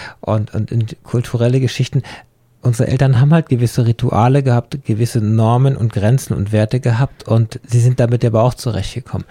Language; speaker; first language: German; native; German